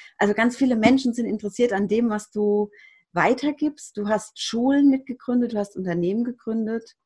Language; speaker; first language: German; native; German